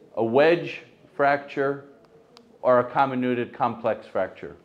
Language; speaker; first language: English; early bilingual, other home language; Ukrainian